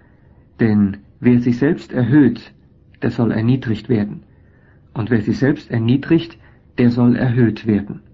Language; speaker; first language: German; native; German